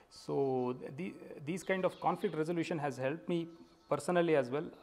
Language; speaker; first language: English; non-native, local second language; Kannada